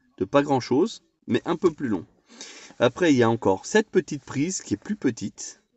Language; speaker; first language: French; native; French